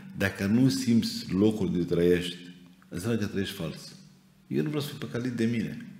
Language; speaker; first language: Romanian; non-native, fluent; Arabic